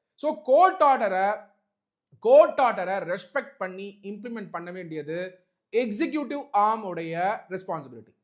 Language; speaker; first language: English; non-native, local second language; Tamil